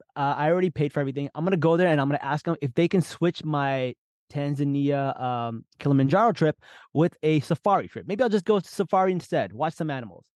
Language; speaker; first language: English; early bilingual, other home language; Urdu